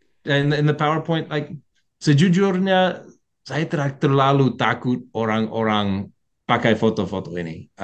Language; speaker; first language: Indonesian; non-native, learner; English